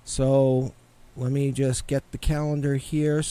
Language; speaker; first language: English; native; English